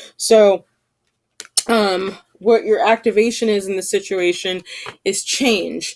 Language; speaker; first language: English; native; English